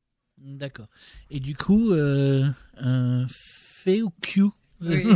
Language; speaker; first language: French; native; French